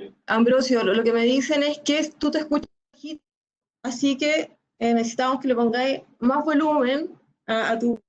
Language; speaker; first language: Spanish; native; Spanish